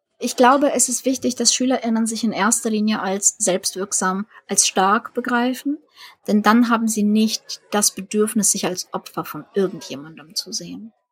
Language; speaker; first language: German; early bilingual, other home language; Russian